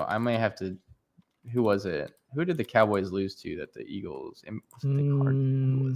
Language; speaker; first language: English; native; English